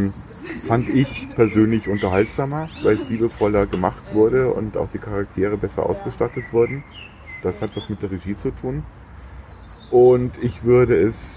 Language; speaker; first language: German; native; German